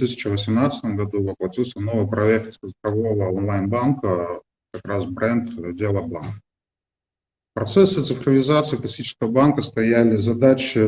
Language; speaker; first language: Russian; native; Russian